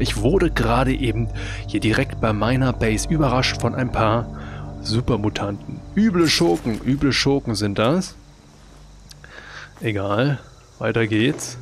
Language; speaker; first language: German; native; German